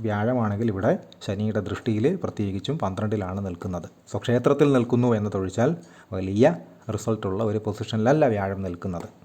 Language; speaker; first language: Malayalam; native; Malayalam